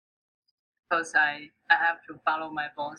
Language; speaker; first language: English; non-native, fluent; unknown